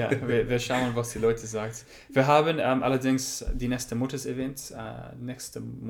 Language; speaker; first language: German; non-native, learner; English